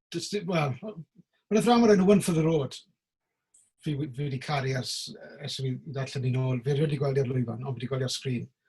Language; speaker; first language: Welsh; native; Welsh